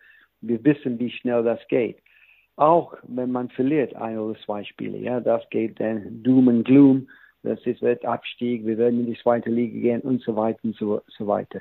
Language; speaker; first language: German; non-native, fluent; English